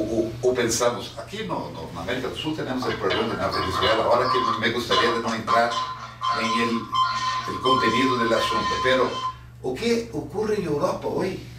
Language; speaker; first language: Spanish; non-native, fluent; Portuguese